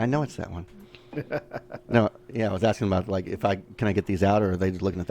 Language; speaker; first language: English; native; English